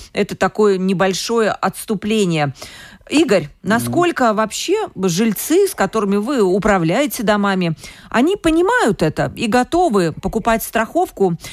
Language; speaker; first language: Russian; native; Russian